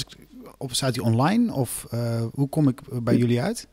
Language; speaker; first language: Dutch; native; Dutch